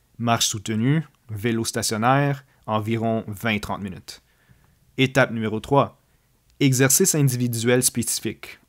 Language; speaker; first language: French; native; French